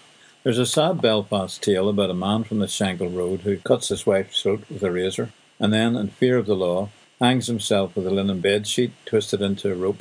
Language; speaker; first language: English; native; English